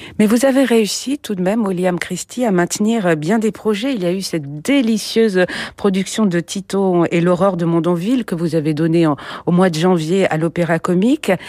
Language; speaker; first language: French; native; French